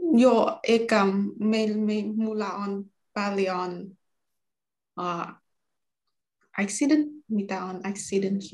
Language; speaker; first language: Finnish; non-native, learner; Vietnamese